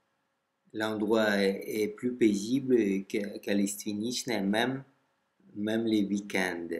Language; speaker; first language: French; non-native, fluent; Russian